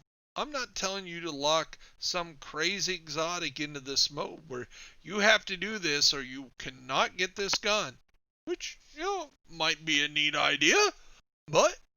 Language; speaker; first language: English; native; English